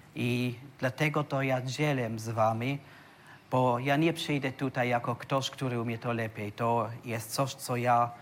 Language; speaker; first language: Polish; non-native, learner; German